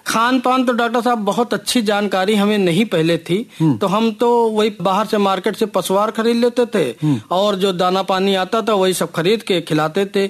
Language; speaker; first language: Hindi; native; Hindi